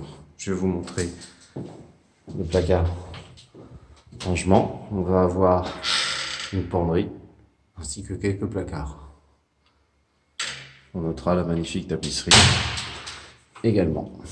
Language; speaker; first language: French; native; French